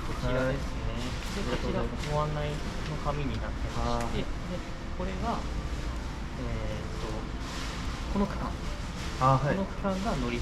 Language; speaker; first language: Japanese; native; Japanese